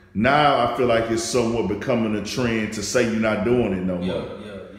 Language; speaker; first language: English; native; English